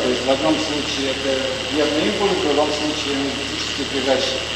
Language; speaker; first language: Russian; native; Russian